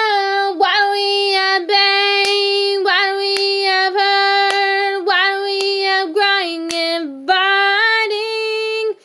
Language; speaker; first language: English; native; English